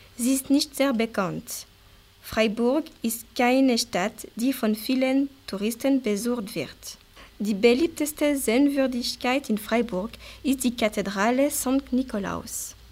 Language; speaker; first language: German; non-native, local second language; French